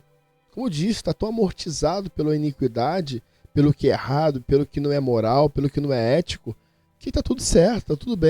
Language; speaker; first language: Portuguese; native; Portuguese